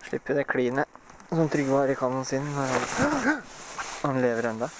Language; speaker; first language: Norwegian; native; Norwegian